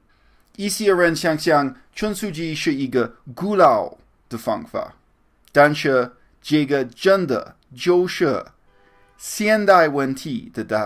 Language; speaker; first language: Chinese; non-native, learner; English